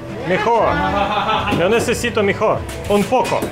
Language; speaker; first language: Spanish; non-native, learner; Russian